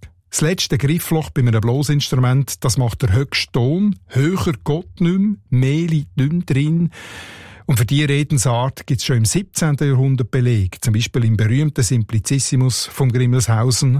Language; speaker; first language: German; native; German